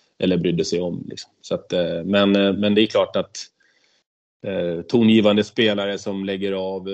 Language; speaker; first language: Swedish; native; Swedish